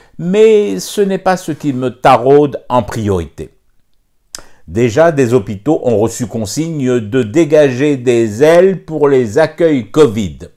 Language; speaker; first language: French; non-native, local second language; Arabic